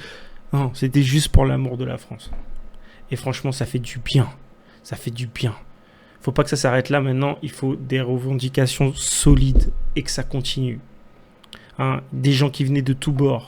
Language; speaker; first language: French; native; French